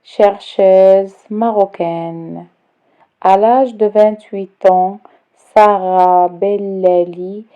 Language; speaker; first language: French; non-native, local second language; Arabic